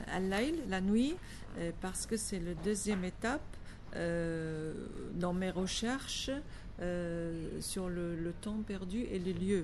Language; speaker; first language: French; non-native, fluent; Arabic